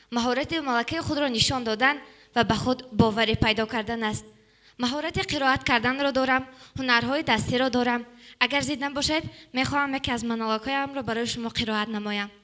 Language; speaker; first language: Tajik; native; Tajik